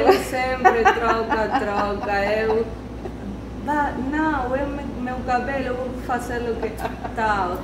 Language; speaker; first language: Portuguese; non-native, learner; Spanish